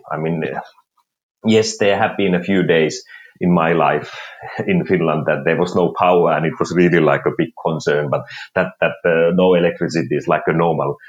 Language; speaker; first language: English; non-native, fluent; Finnish